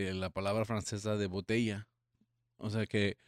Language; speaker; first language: Spanish; early bilingual, heritage; Spanish